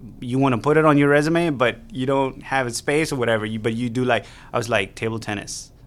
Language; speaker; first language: English; non-native, local second language; Urdu